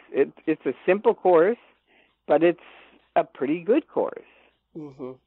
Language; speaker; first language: English; native; English